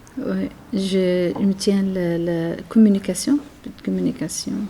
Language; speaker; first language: French; non-native, learner; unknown